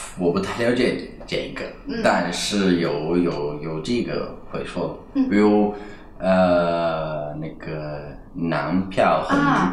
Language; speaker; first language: Chinese; non-native, fluent; Italian